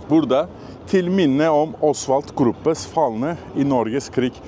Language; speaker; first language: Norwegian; non-native, learner; Turkish